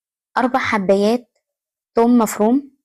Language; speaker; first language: Arabic; native; Arabic